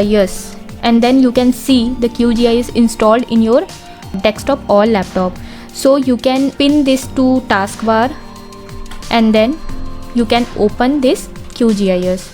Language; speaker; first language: English; non-native, local second language; Hindi